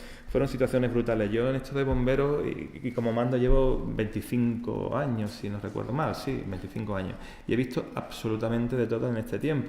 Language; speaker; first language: Spanish; native; Spanish